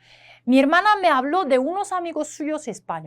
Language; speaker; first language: Spanish; non-native, fluent; Korean